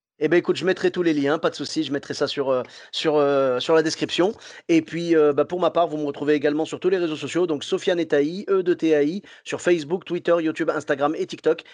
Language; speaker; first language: French; non-native, local second language; Arabic